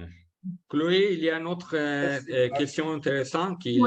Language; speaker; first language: French; non-native, learner; Italian